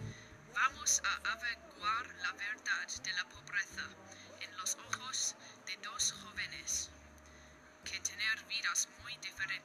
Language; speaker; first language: Spanish; non-native, learner; English